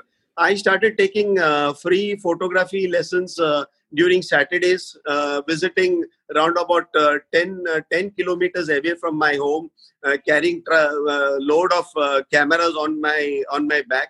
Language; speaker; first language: English; non-native, local second language; Marathi